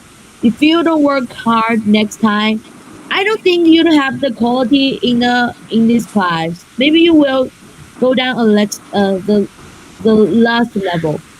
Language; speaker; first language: English; non-native, learner; Chinese